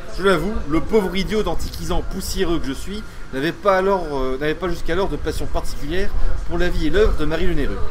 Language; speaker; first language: French; native; French